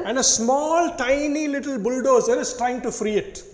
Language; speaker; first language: English; non-native, local second language; Tamil